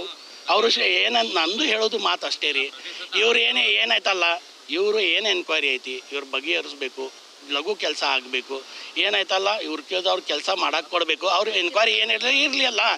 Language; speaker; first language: Kannada; native; Kannada